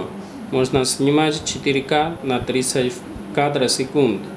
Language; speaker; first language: Russian; non-native, learner; Chinese